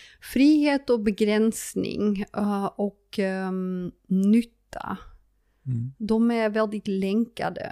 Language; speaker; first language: Swedish; non-native, fluent; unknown